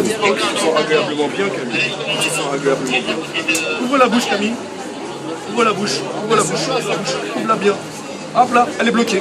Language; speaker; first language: French; native; French